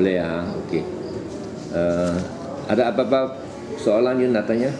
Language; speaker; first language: Malay; native; Malay